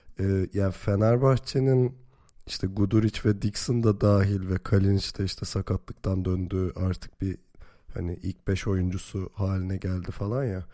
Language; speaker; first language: Turkish; native; Turkish